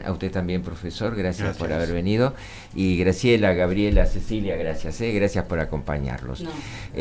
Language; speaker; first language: Spanish; native; Spanish